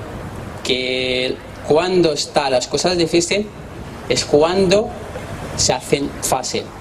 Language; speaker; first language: Spanish; non-native, learner; Arabic